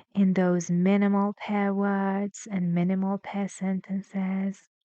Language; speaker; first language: English; non-native, fluent; Persian